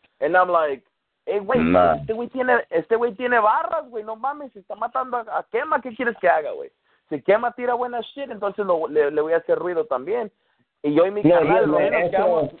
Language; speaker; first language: Spanish; early bilingual, heritage; Spanish